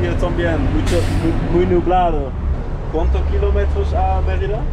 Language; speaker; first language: Spanish; non-native, learner; Dutch